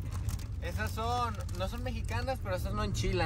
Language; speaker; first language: Spanish; native; Spanish